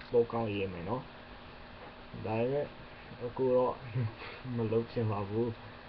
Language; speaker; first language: Burmese; non-native, learner; English